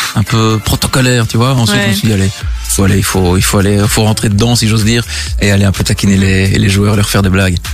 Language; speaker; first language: French; native; French